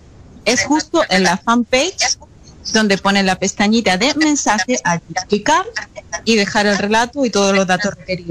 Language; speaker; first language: Spanish; native; Spanish